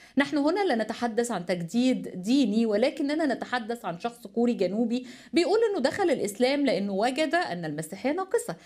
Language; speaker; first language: Arabic; native; Arabic